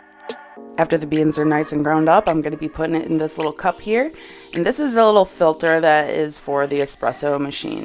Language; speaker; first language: English; native; English